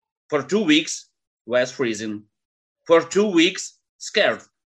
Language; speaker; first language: English; non-native, learner; Ukrainian